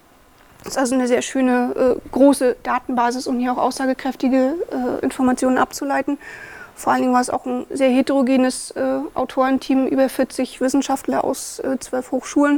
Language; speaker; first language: German; native; German